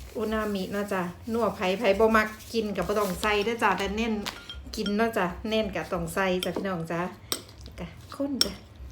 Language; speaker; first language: Thai; native; Thai